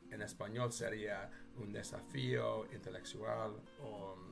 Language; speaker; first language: Spanish; non-native, learner; English